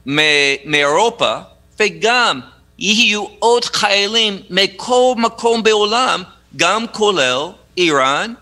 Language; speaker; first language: Hebrew; non-native, fluent; English